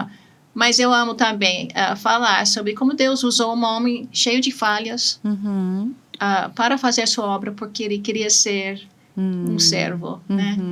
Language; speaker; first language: Portuguese; non-native, fluent; English